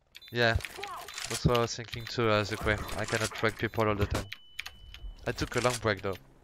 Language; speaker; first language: English; non-native, fluent; French